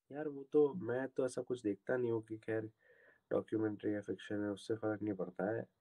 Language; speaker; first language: Hindi; non-native, local second language; Gujarati